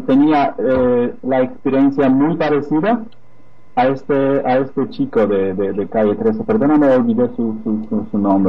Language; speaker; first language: Spanish; non-native, fluent; Polish